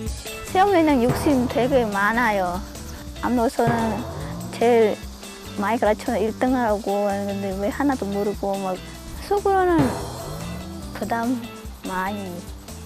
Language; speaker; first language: Korean; non-native, learner; Khmer